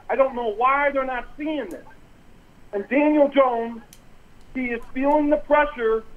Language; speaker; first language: English; native; English